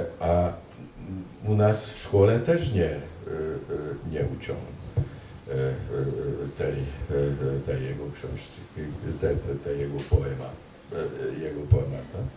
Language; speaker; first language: Polish; non-native, fluent; Hungarian